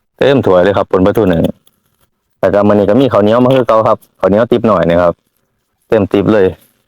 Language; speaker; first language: Thai; native; Thai